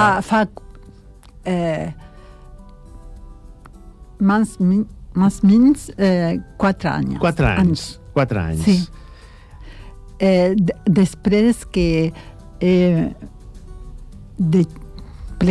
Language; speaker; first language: Catalan; non-native, learner; Spanish